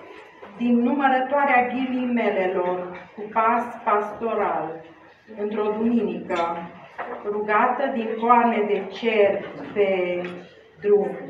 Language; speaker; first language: Romanian; native; Romanian